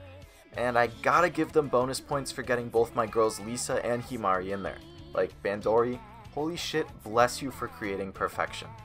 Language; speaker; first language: English; native; English